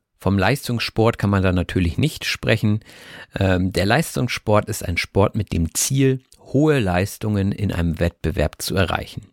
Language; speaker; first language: German; native; German